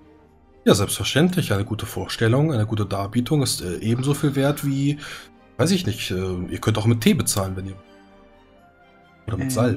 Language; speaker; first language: German; native; German